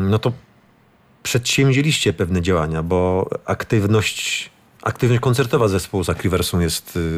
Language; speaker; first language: Polish; native; Polish